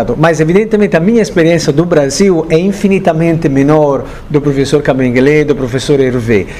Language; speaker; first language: Portuguese; non-native, fluent; Italian